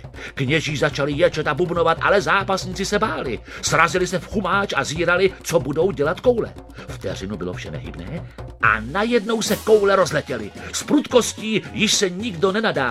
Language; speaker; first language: Czech; native; Czech